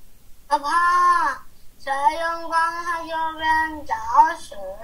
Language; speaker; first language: Chinese; early bilingual, heritage; Chinese